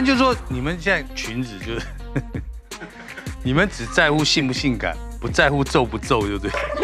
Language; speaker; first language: Chinese; native; Chinese